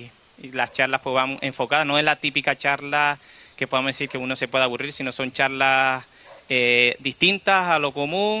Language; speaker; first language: Spanish; native; Spanish